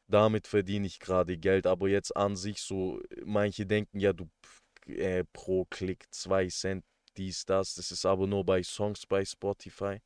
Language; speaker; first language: German; early bilingual, other home language; Turkish